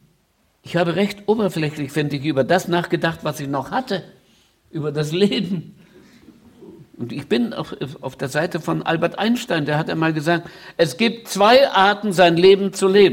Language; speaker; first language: German; native; German